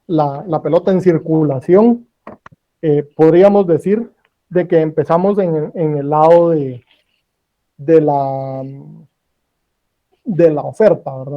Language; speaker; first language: Spanish; native; Spanish